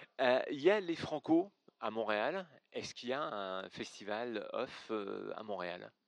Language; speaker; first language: French; native; French